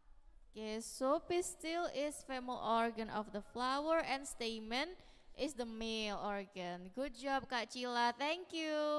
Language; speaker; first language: English; non-native, learner; Indonesian